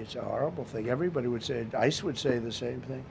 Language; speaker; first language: English; native; English